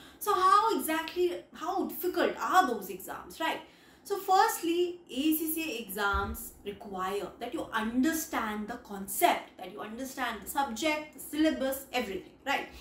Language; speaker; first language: English; non-native, local second language; Hindi